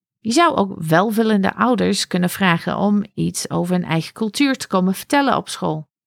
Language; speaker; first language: Dutch; non-native, fluent; English